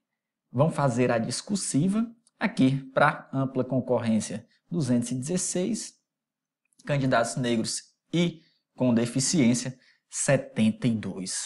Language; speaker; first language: Portuguese; native; Portuguese